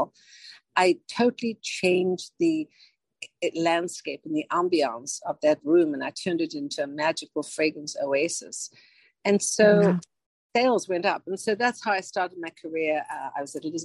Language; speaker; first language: English; native; English